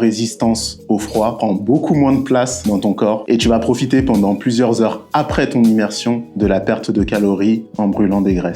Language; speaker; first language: French; native; French